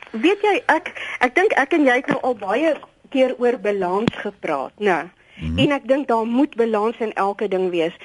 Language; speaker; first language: Afrikaans; native; Afrikaans